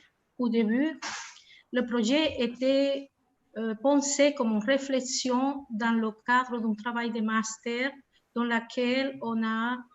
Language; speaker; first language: French; non-native, fluent; Spanish